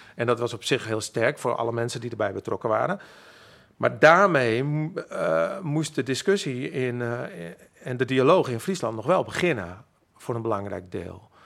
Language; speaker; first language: Dutch; non-native, local second language; Western Frisian